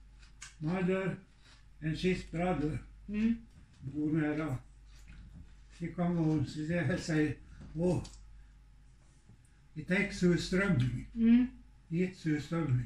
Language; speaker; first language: English; non-native, learner; Swedish